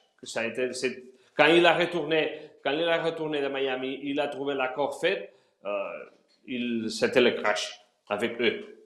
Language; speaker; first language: French; non-native, fluent; Spanish